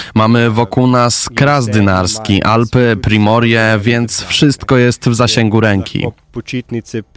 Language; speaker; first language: Polish; non-native, fluent; Slovenian